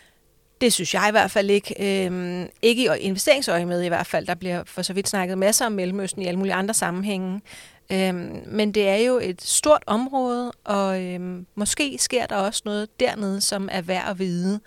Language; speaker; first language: Danish; native; Danish